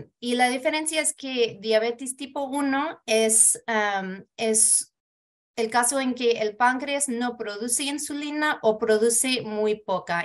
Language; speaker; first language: Spanish; early bilingual, heritage; Spanish